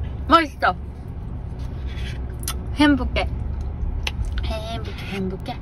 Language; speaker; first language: Korean; non-native, learner; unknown